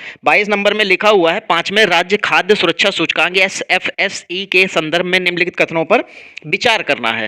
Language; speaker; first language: Hindi; native; Hindi